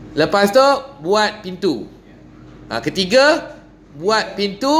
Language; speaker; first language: Malay; native; Malay